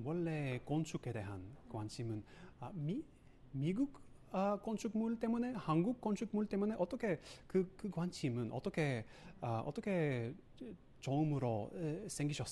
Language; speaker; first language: Korean; non-native, learner; English